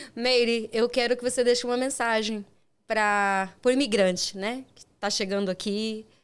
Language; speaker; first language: Portuguese; native; Portuguese